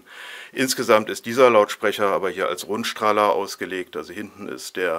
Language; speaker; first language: German; native; German